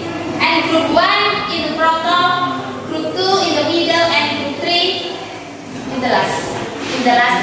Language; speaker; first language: English; non-native, learner; Indonesian